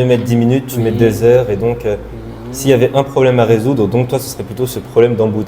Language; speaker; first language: French; non-native, local second language; Malagasy